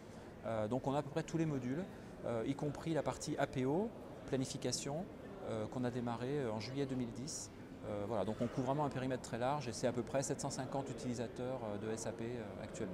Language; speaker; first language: French; native; French